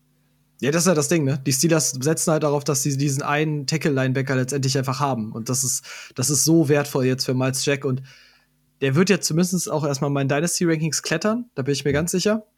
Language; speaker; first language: German; native; German